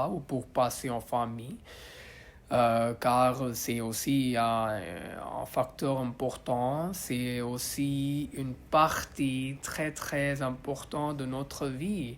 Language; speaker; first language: French; non-native, learner; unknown